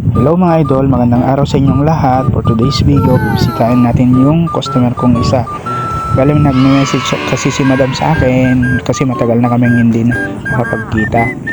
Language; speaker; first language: Filipino; non-native, local second language; Iloko